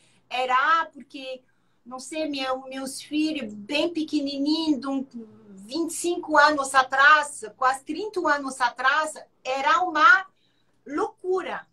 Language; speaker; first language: Portuguese; non-native, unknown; French